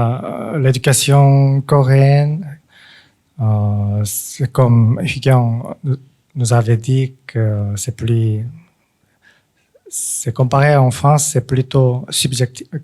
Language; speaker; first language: French; non-native, fluent; Korean